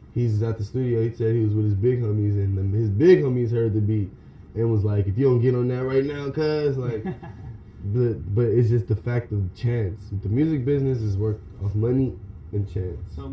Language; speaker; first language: English; native; English